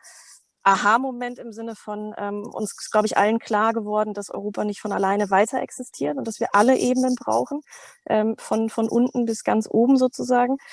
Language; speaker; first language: German; native; German